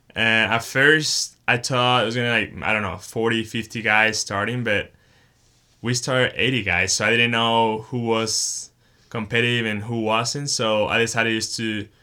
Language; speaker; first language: English; non-native, fluent; Spanish